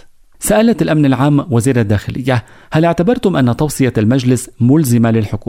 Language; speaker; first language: Arabic; native; Arabic